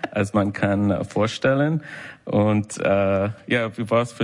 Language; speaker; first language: German; non-native, learner; English